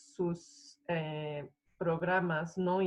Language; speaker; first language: Spanish; non-native, fluent; English